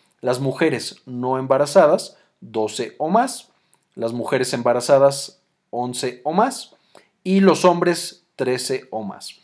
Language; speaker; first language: Spanish; native; Spanish